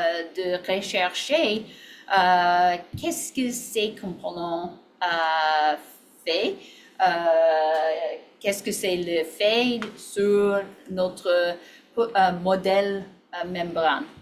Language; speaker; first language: French; non-native, learner; English